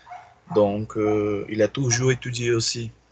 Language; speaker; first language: French; non-native, learner; Portuguese